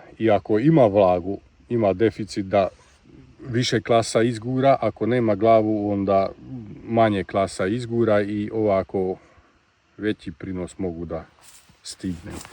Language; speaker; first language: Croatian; non-native, local second language; Hungarian